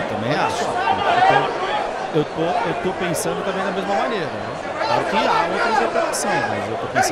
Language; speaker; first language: Portuguese; native; Portuguese